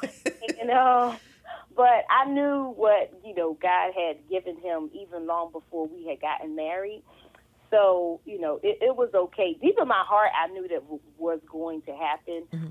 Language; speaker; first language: English; native; English